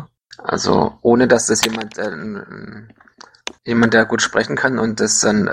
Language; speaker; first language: German; native; German